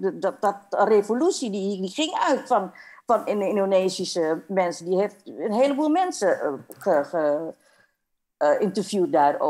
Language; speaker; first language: Dutch; non-native, fluent; Indonesian